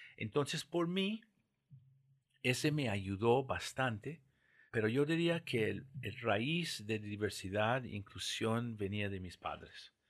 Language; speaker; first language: Spanish; non-native, fluent; English